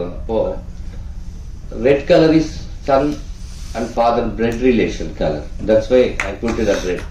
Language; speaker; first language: Tamil; non-native, learner; Telugu